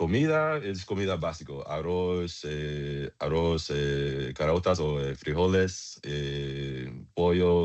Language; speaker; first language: Spanish; non-native, learner; English